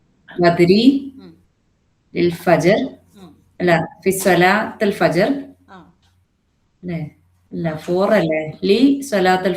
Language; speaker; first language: Arabic; non-native, learner; Malayalam